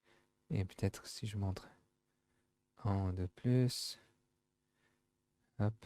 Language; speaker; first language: French; non-native, fluent; English